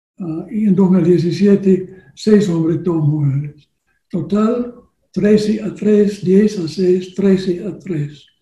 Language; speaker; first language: Spanish; non-native, learner; English